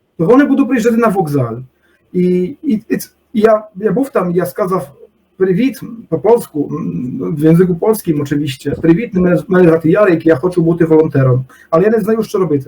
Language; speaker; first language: Polish; non-native, learner; Ukrainian